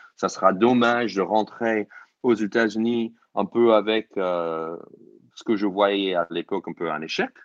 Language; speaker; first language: French; non-native, fluent; English